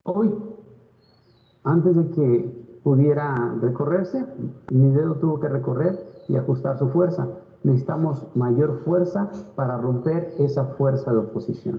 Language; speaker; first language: Spanish; native; Spanish